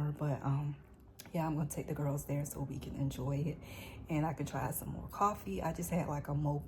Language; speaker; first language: English; native; English